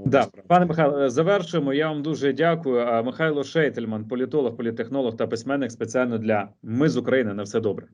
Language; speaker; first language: Ukrainian; native; Ukrainian